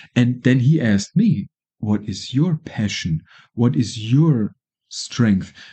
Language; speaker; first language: English; non-native, fluent; German